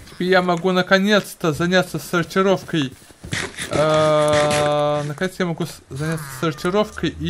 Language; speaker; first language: Russian; native; Russian